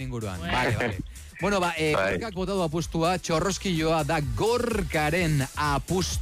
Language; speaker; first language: Basque; native; Basque